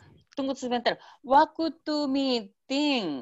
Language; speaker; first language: Indonesian; non-native, fluent; Japanese